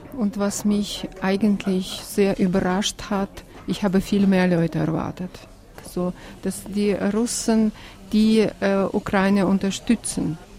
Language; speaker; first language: German; non-native, fluent; Russian